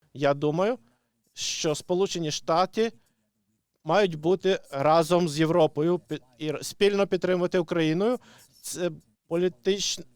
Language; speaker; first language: Ukrainian; non-native, local second language; Russian